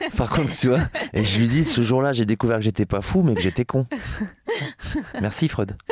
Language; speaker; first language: French; native; French